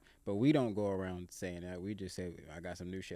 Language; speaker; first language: English; native; English